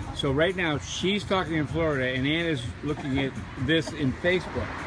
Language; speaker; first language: English; native; English